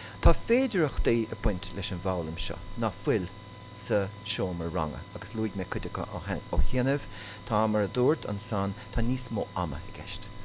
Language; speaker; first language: Irish; native; Irish